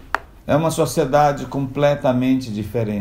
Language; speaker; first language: Portuguese; non-native, local second language; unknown